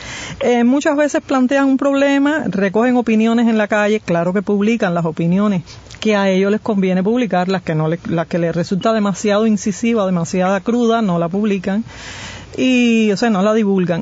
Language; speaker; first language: Spanish; native; Spanish